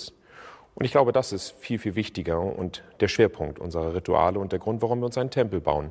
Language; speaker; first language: German; native; German